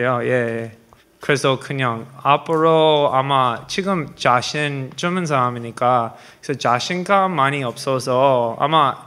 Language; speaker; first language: Korean; non-native, learner; English